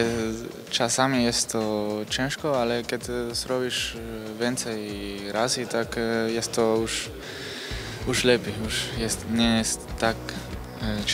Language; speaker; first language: Polish; non-native, learner; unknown